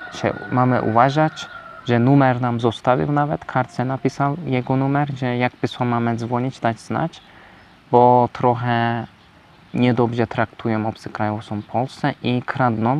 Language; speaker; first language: Polish; non-native, learner; Turkish